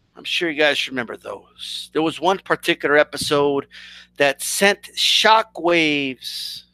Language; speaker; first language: English; early bilingual, other home language; Spanish